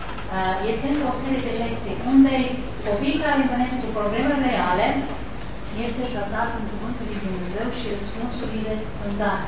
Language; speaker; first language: Romanian; non-native, local second language; Hungarian